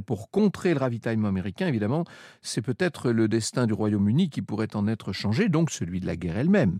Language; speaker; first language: French; native; French